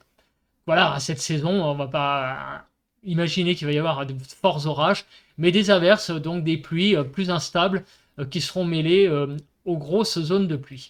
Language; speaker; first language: French; native; French